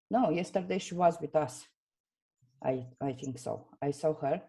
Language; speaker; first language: English; non-native, fluent; Romanian